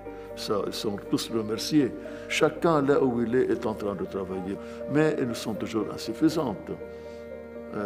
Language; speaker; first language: French; non-native, local second language; Arabic